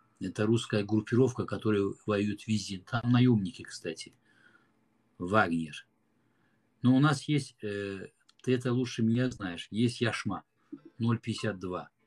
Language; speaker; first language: Russian; non-native, fluent; Azerbaijani